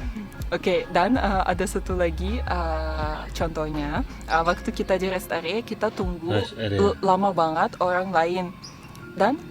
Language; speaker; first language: Indonesian; non-native, fluent; Russian